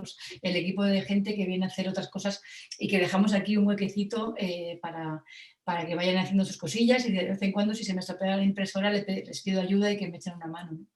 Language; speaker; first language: Spanish; native; Spanish